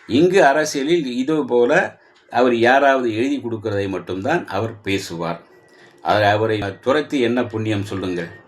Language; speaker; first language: Tamil; native; Tamil